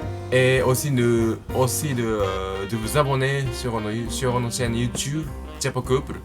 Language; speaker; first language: French; non-native, learner; Japanese